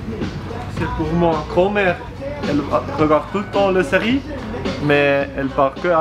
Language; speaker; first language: French; non-native, learner; German